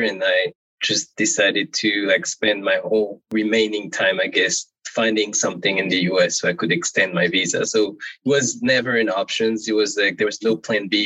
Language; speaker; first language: English; non-native, fluent; French